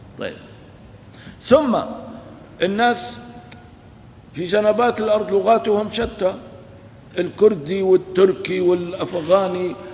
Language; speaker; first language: Arabic; non-native, local second language; Kurdish